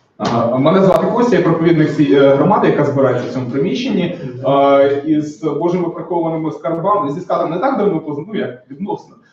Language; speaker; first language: Ukrainian; native; Ukrainian